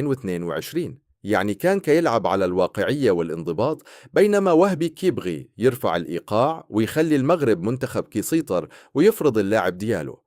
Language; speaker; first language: Arabic; native; Arabic